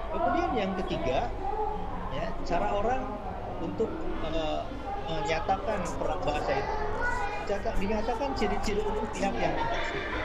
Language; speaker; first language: Indonesian; non-native, local second language; Sundanese